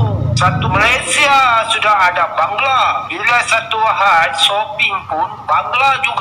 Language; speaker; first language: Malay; non-native, local second language; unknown